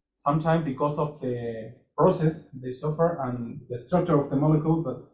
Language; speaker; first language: English; non-native, fluent; Spanish